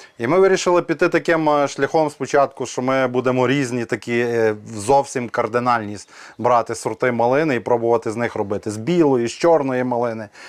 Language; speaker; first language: Ukrainian; native; Ukrainian